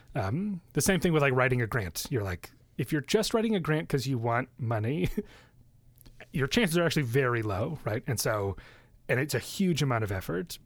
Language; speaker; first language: English; native; English